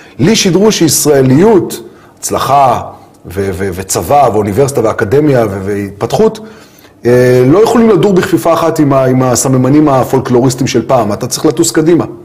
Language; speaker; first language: Hebrew; native; Hebrew